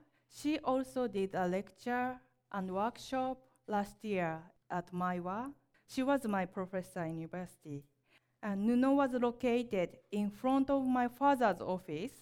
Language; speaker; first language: English; non-native, learner; Japanese